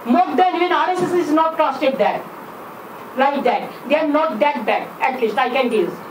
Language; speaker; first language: English; non-native, local second language; Bangla